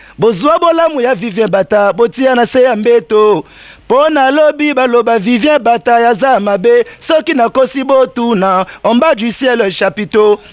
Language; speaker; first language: Lingala; native; Lingala